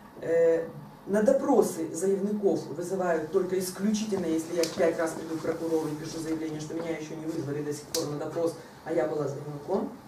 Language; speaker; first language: Russian; non-native, local second language; Ukrainian